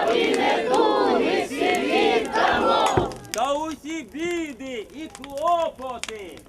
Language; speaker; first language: Ukrainian; native; Ukrainian